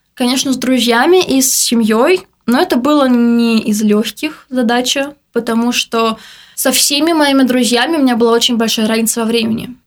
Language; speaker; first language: Russian; native; Russian